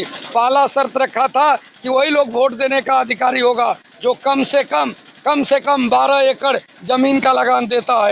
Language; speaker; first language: Hindi; native; Hindi